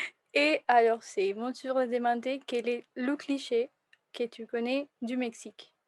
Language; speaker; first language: French; non-native, fluent; Spanish